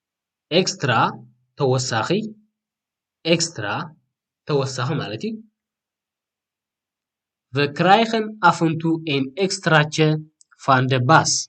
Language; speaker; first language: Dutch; non-native, fluent; Tigrinya